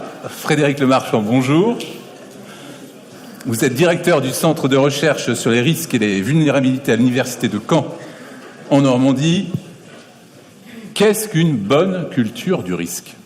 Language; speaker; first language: French; native; French